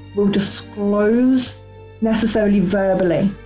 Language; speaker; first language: English; native; English